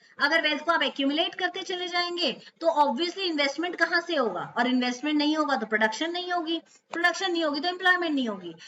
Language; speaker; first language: Hindi; native; Hindi